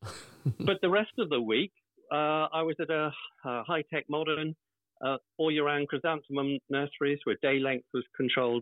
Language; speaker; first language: English; native; English